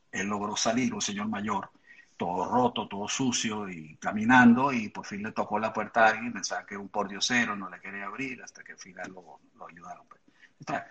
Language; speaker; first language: Spanish; native; Spanish